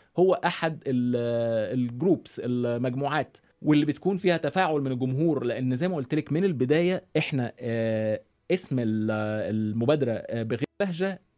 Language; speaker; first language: Arabic; native; Arabic